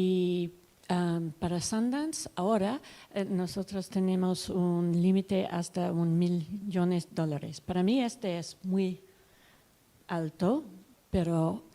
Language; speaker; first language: Spanish; non-native, learner; English